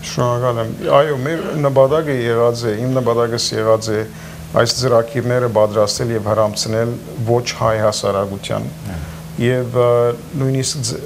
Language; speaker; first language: Armenian; native; Armenian